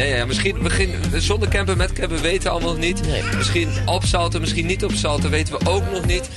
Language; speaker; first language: Dutch; native; Dutch